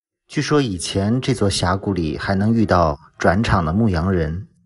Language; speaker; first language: Chinese; native; Chinese